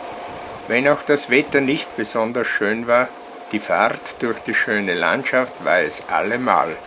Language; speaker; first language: German; native; German